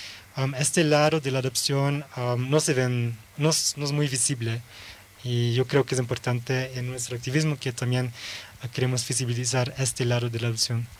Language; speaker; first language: Spanish; early bilingual, heritage; Dutch